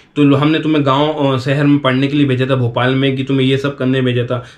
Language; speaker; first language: Hindi; native; Hindi